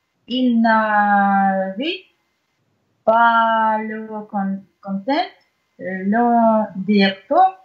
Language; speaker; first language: French; non-native, learner; Russian